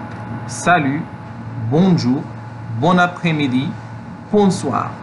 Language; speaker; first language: French; non-native, fluent; Arabic